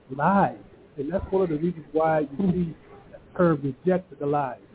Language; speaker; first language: English; early bilingual, other home language; Yoruba